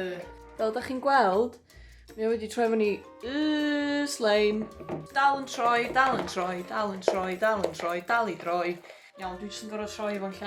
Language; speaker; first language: Welsh; native; Welsh